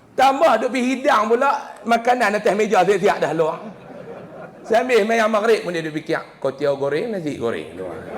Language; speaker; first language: Malay; native; Malay